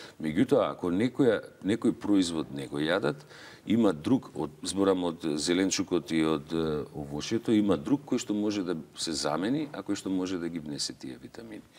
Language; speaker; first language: Macedonian; native; Macedonian